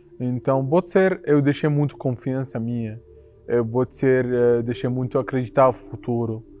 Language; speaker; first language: Portuguese; non-native, learner; Arabic